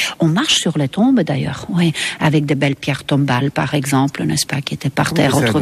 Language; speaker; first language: French; non-native, fluent; Estonian